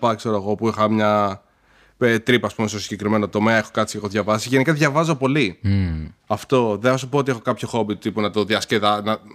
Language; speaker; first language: Greek; early bilingual, heritage; Greek